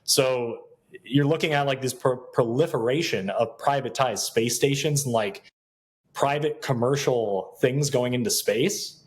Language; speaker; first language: English; native; English